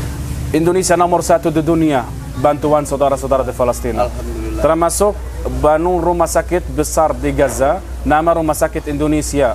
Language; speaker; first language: Indonesian; non-native, fluent; Arabic